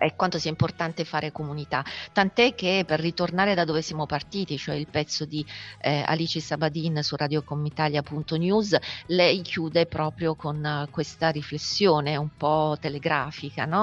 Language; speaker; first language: Italian; native; Italian